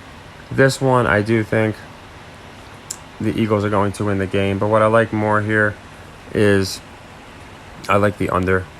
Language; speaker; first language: English; native; English